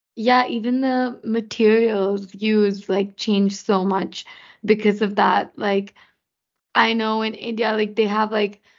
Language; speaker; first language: English; non-native, local second language; Hindi